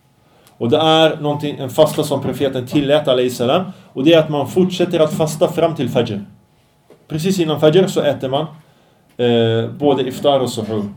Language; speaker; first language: Swedish; early bilingual, other home language; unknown